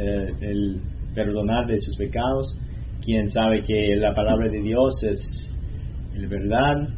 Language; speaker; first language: Spanish; non-native, learner; English